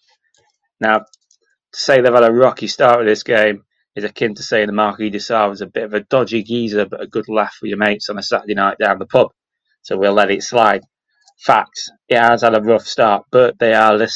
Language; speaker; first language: English; native; English